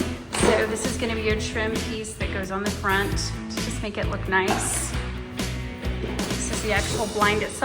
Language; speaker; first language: English; native; English